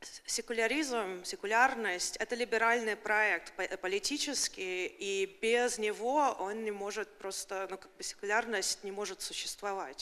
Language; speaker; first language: Russian; early bilingual, heritage; Russian